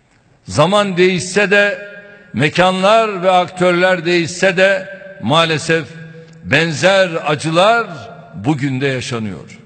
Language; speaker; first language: Turkish; native; Turkish